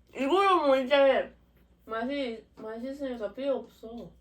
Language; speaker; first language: Korean; non-native, fluent; Japanese